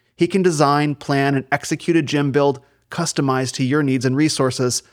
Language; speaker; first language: English; native; English